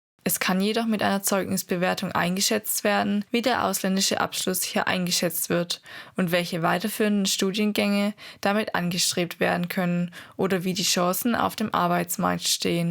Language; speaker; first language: German; native; German